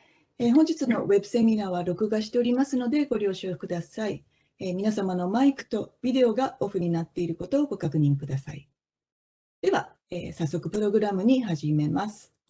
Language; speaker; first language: Japanese; native; Japanese